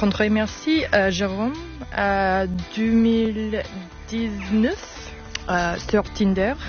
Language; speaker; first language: French; non-native, learner; English